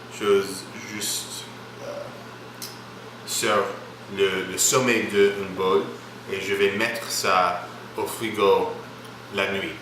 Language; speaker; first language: French; non-native, learner; English